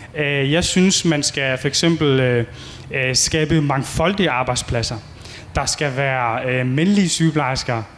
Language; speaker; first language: Danish; early bilingual, other home language; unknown